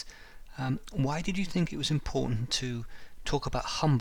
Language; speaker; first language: English; native; English